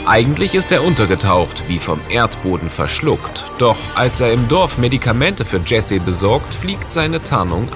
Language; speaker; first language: German; native; German